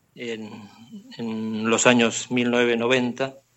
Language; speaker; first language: Spanish; native; Spanish